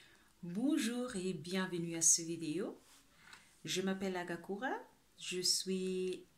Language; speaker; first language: French; non-native, fluent; Spanish